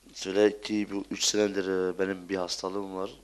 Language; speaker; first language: Turkish; early bilingual, heritage; Turkish